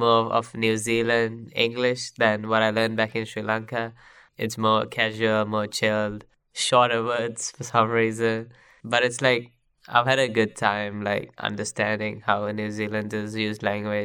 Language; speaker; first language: English; non-native, local second language; Sinhala